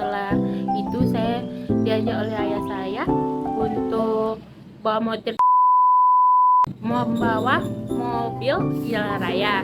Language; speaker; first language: Indonesian; non-native, local second language; Minangkabau